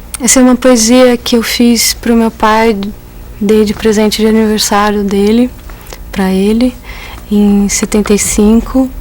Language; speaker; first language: Portuguese; native; Portuguese